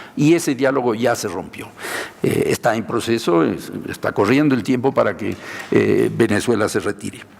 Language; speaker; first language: Spanish; native; Spanish